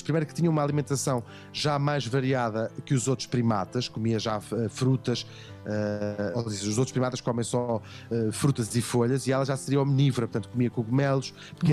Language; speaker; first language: Portuguese; native; Portuguese